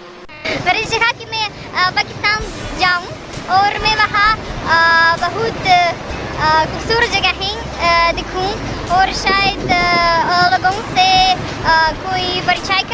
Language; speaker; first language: Hindi; non-native, learner; Russian